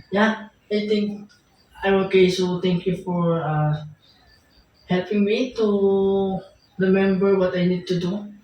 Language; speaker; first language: English; non-native, local second language; Filipino